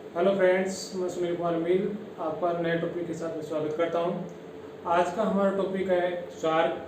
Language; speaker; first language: Hindi; native; Hindi